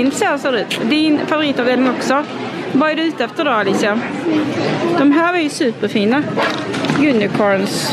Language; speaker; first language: Swedish; native; Swedish